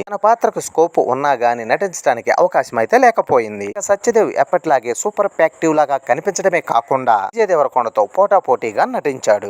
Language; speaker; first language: Telugu; native; Telugu